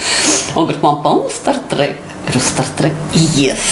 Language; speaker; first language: Russian; native; Russian